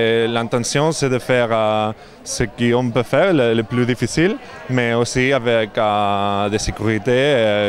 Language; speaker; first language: French; non-native, learner; Catalan